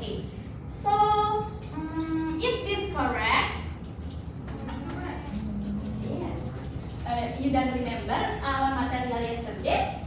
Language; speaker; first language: English; non-native, fluent; Indonesian